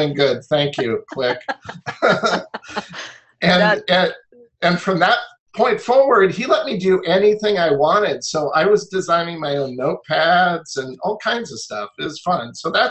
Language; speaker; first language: English; native; English